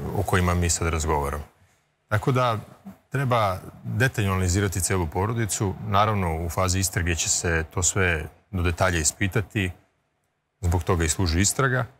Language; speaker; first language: Serbian; native; Serbian